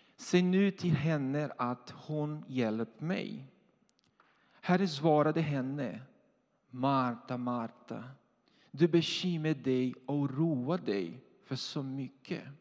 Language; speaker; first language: Swedish; non-native, fluent; Portuguese